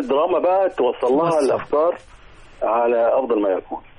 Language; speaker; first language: Arabic; native; Arabic